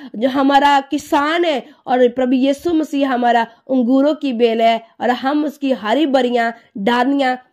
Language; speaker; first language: Hindi; non-native, local second language; Punjabi